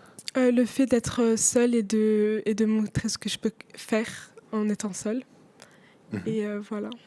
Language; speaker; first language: French; non-native, local second language; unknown